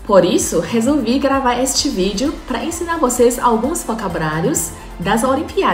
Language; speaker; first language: Portuguese; non-native, fluent; Chinese